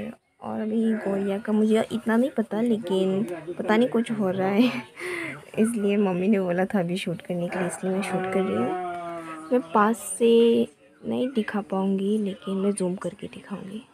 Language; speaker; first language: Hindi; non-native, local second language; Kok Borok